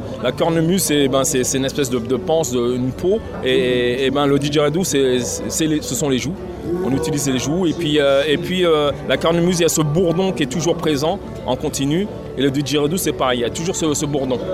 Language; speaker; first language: French; native; French